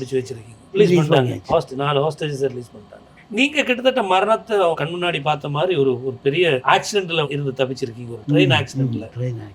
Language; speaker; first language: Tamil; native; Tamil